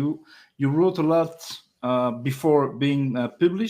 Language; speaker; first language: English; non-native, learner; French